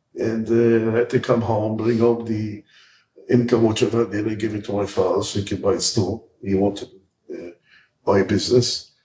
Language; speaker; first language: English; early bilingual, other home language; Hebrew